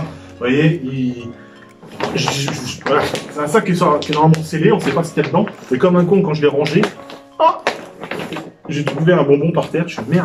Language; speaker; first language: French; native; French